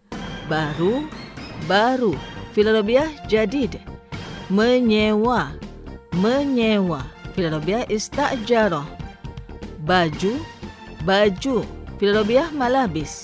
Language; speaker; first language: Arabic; non-native, fluent; Indonesian